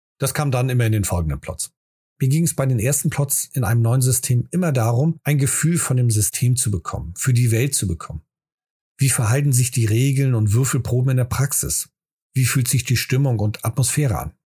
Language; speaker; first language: German; native; German